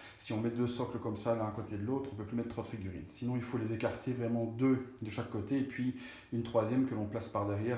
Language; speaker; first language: French; native; French